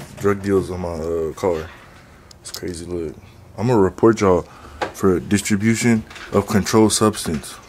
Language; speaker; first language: English; native; English